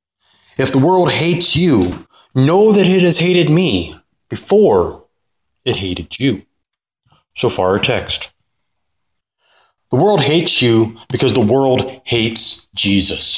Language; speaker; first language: English; native; English